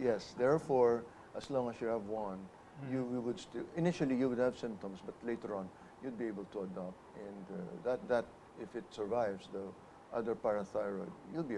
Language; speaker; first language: English; non-native, local second language; Filipino